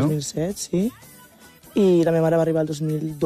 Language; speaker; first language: Catalan; early bilingual, other home language; Wolof